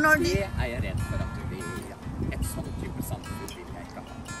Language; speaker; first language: Norwegian; native; Norwegian